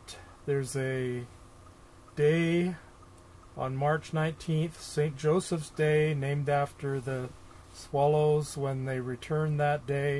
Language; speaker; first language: English; native; English